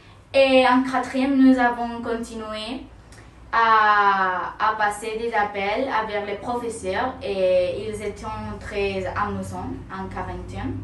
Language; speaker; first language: French; non-native, learner; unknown